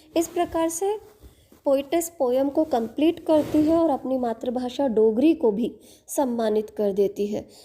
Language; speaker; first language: Hindi; native; Hindi